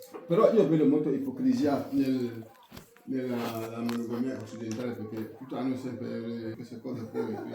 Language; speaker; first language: Italian; non-native, fluent; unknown